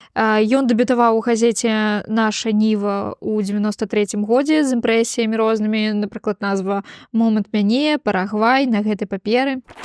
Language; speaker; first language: Belarusian; non-native, local second language; Russian